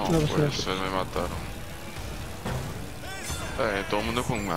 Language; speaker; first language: Spanish; native; Spanish